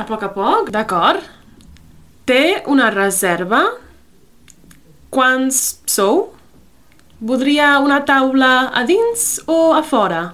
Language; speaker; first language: Catalan; early bilingual, heritage; English